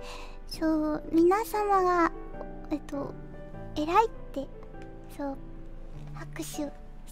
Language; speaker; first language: Japanese; non-native, fluent; Korean